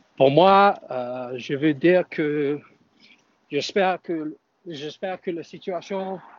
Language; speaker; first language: French; non-native, fluent; English